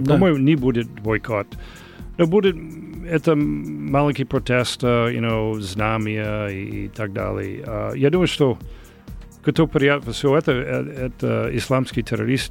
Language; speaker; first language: Russian; non-native, learner; English